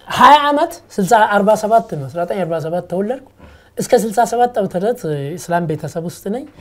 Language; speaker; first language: Amharic; non-native, local second language; Oromo